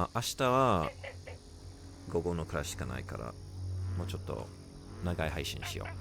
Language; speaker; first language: Japanese; non-native, learner; English